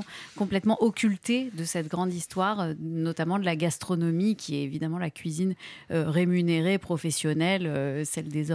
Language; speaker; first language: French; native; French